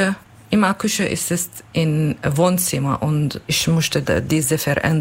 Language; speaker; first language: German; non-native, learner; Kurdish